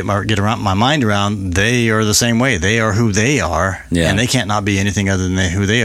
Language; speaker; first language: English; native; English